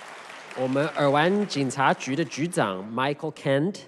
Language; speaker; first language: Chinese; early bilingual, heritage; English